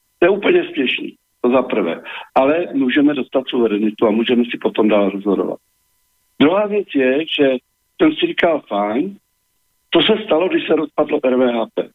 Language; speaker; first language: Czech; native; Czech